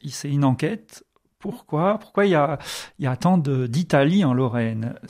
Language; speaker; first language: French; native; French